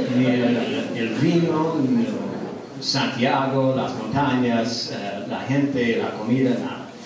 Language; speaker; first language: Spanish; non-native, learner; English